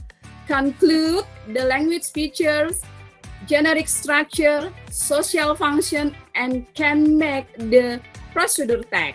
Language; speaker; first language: English; non-native, learner; Indonesian